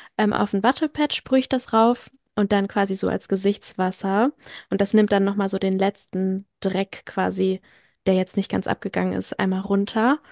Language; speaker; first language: German; early bilingual, other home language; French